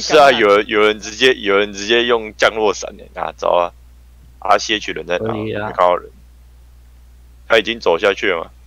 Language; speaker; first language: Chinese; native; Chinese